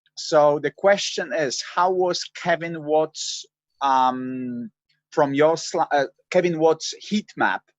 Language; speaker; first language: English; non-native, fluent; Polish